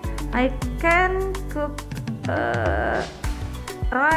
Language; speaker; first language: English; non-native, learner; Indonesian